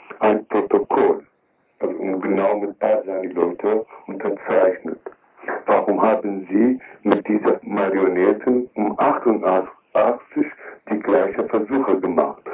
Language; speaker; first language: German; non-native, learner; Kurdish